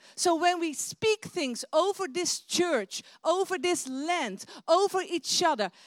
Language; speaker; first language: English; non-native, fluent; Dutch